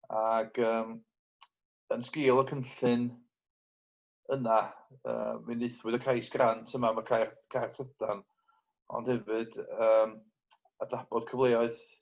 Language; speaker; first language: Welsh; native; Welsh